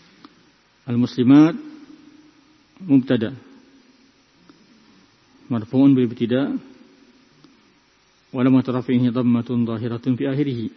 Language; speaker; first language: Arabic; non-native, fluent; Indonesian